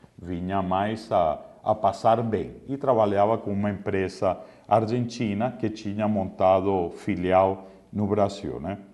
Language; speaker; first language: Portuguese; non-native, fluent; Spanish